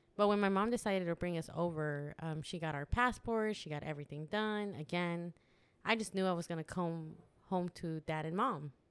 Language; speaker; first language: English; early bilingual, other home language; Spanish